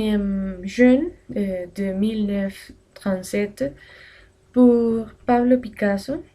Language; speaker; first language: French; non-native, learner; Spanish